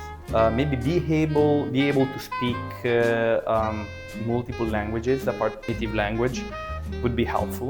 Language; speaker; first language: English; early bilingual, other home language; Italian